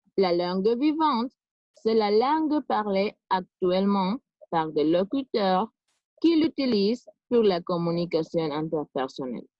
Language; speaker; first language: French; non-native, fluent; Spanish